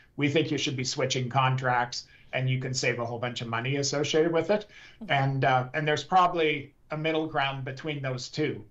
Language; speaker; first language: English; native; English